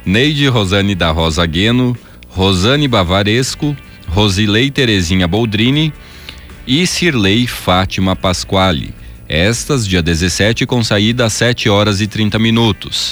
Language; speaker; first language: Portuguese; native; Portuguese